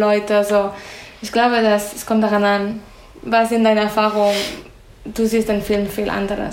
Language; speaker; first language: German; non-native, fluent; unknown